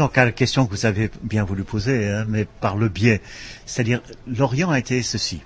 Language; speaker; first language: French; non-native, local second language; Dutch